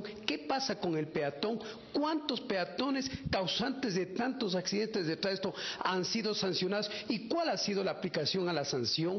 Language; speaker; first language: Spanish; native; Spanish